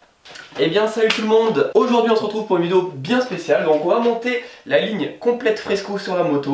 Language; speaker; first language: French; native; French